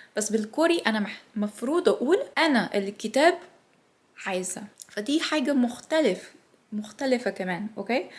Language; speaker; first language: Egyptian Arabic; non-native, learner; English